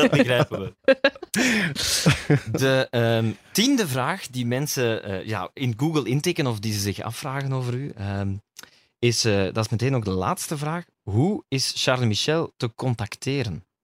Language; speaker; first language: Dutch; native; Dutch